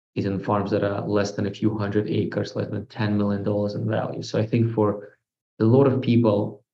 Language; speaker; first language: English; non-native, fluent; Russian